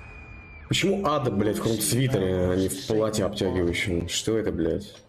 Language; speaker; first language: Russian; native; Russian